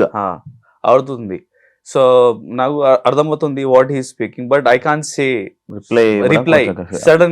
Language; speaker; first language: Telugu; non-native, learner; Hindi